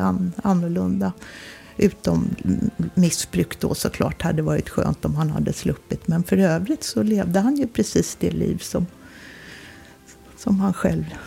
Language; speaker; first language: Swedish; native; Swedish